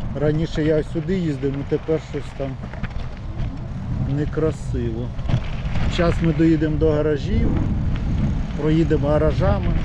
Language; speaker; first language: Ukrainian; native; Ukrainian